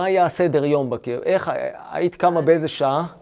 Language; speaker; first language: Hebrew; native; Hebrew